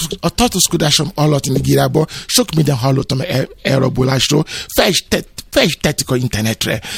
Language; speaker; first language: Hungarian; non-native, fluent; Yoruba